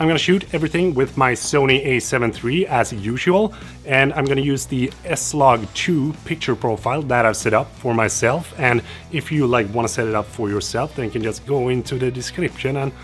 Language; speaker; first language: English; non-native, fluent; Swedish